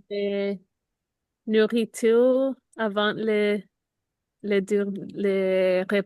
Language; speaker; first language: French; non-native, learner; Spanish